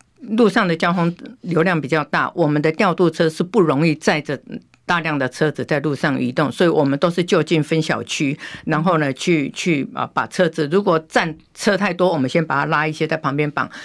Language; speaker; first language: Chinese; native; Chinese